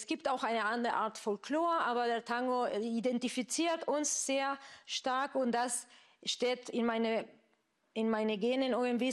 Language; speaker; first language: German; non-native, fluent; Spanish